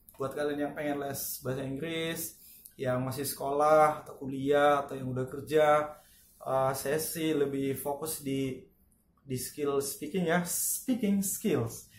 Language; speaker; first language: Indonesian; native; Indonesian